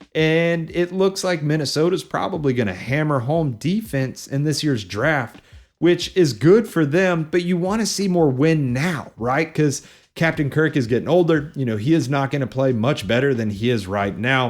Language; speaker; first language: English; native; English